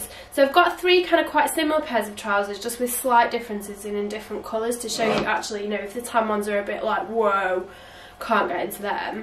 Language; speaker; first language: English; native; English